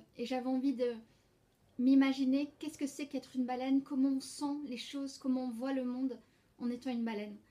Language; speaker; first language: French; native; French